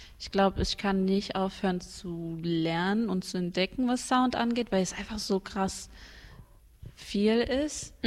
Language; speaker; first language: German; early bilingual, other home language; Arabic